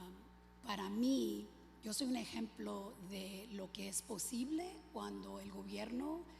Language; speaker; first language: Spanish; early bilingual, other home language; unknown